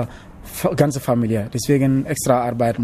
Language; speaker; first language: German; non-native, learner; Wolof